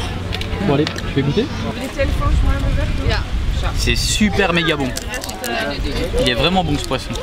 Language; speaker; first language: French; native; French